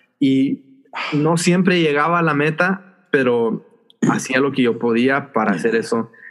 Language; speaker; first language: Spanish; early bilingual, heritage; Spanish